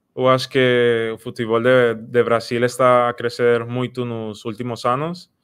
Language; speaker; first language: Portuguese; non-native, learner; Spanish